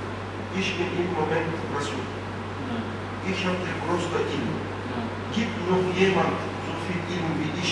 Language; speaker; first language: German; non-native, fluent; Turkish